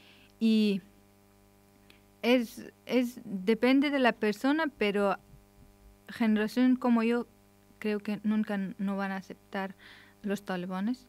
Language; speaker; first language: Spanish; non-native, learner; Persian